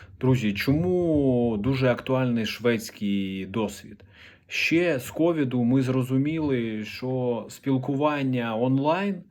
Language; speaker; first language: Ukrainian; non-native, local second language; Russian